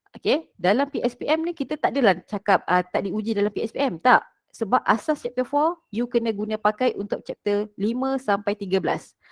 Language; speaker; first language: Malay; native; Malay